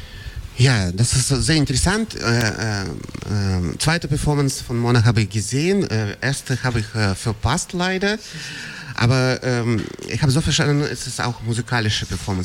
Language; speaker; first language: German; non-native, fluent; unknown